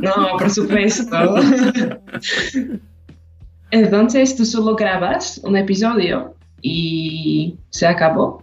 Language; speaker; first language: Spanish; non-native, fluent; Slovak